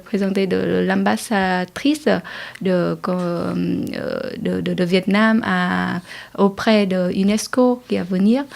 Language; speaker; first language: French; non-native, learner; Vietnamese